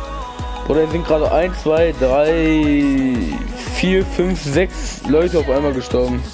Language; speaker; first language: German; native; German